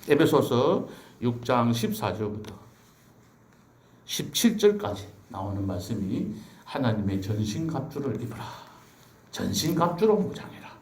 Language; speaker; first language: Korean; native; Korean